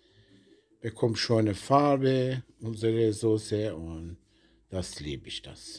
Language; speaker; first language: German; non-native, learner; Persian